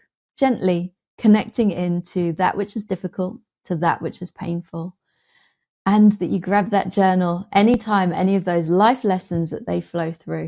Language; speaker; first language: English; native; English